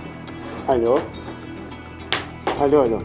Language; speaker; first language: Russian; native; Russian